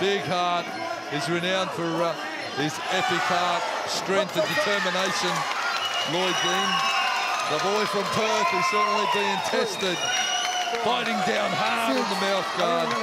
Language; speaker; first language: English; native; English